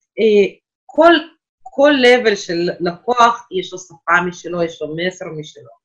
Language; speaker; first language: Hebrew; non-native, fluent; Russian